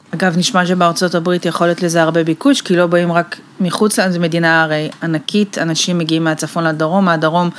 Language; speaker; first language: Hebrew; native; Hebrew